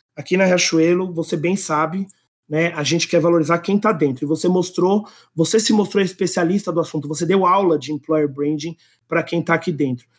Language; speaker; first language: Portuguese; native; Portuguese